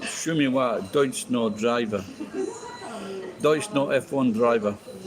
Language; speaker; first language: Japanese; non-native, learner; English